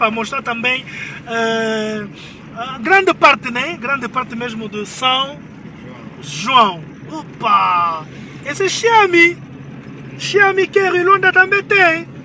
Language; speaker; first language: Portuguese; non-native, learner; Lingala